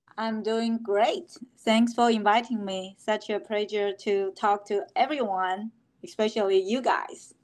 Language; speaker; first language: English; non-native, fluent; Chinese